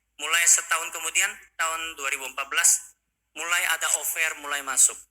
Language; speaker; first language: Indonesian; non-native, fluent; Korean